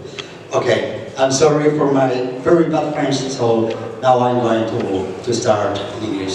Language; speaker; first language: English; non-native, fluent; Spanish